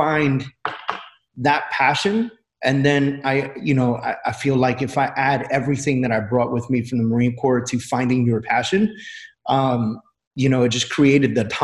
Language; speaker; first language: English; native; English